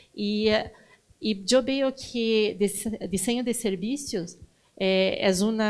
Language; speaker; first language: Spanish; non-native, learner; Portuguese